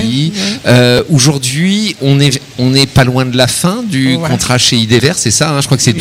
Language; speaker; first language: French; native; French